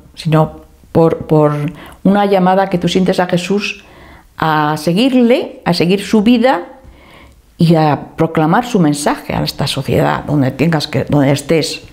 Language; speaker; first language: Spanish; native; Spanish